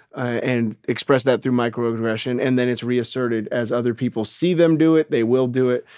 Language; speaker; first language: English; native; English